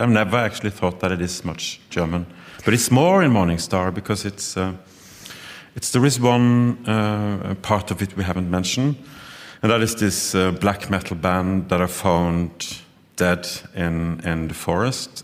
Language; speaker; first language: English; non-native, fluent; Norwegian